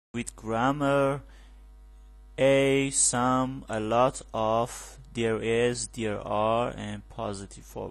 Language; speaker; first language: English; non-native, fluent; Persian